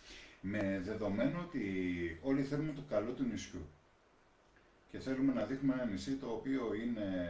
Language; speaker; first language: Greek; native; Greek